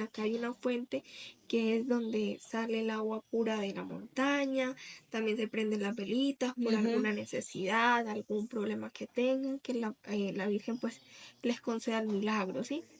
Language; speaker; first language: Spanish; native; Spanish